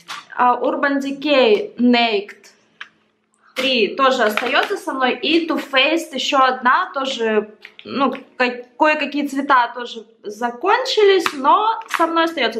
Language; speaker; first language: Russian; native; Russian